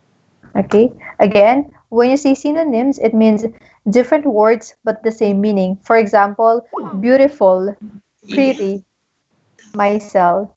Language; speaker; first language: English; non-native, local second language; Filipino